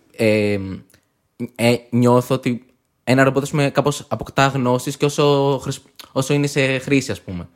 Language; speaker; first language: Greek; native; Greek